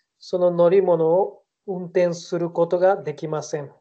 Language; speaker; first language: Japanese; non-native, fluent; Spanish